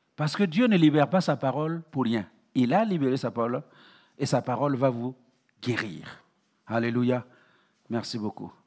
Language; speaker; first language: French; non-native, local second language; Mossi